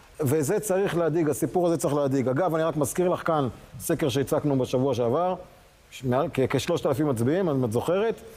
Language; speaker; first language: Hebrew; native; Hebrew